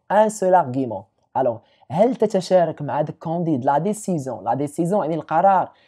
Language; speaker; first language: French; non-native, local second language; Arabic